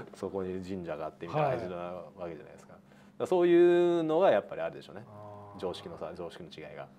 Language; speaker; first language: Japanese; native; Japanese